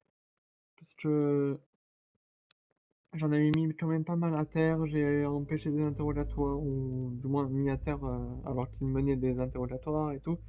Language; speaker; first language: French; native; French